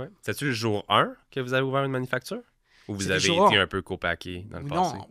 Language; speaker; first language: French; native; French